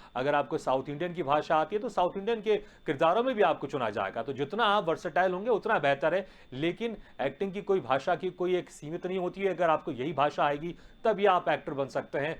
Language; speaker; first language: Hindi; native; Hindi